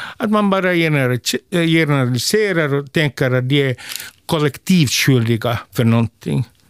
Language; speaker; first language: Swedish; non-native, local second language; Finnish